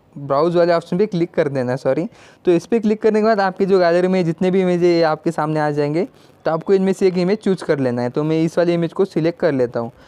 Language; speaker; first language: Hindi; non-native, local second language; Marathi